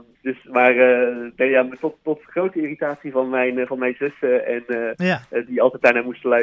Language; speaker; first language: Dutch; native; Dutch